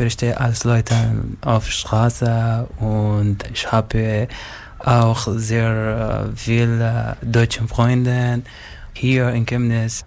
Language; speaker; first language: German; non-native, learner; Arabic